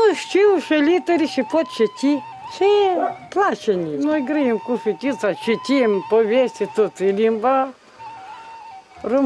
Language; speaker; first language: Romanian; non-native, learner; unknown